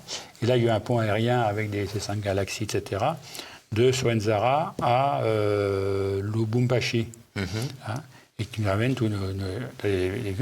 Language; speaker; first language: French; native; French